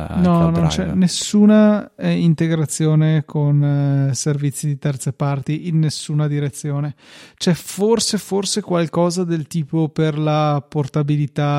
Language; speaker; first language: Italian; native; Italian